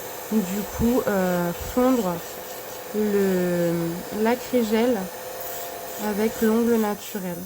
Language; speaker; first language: French; native; French